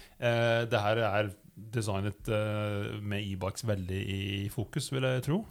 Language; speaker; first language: Norwegian; non-native, fluent; English